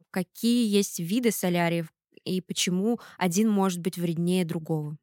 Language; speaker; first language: Russian; native; Russian